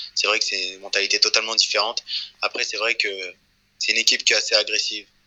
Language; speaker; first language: French; early bilingual, other home language; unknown